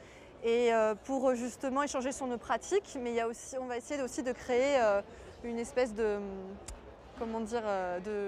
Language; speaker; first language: French; native; French